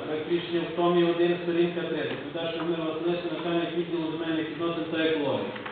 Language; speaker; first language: Ukrainian; native; Ukrainian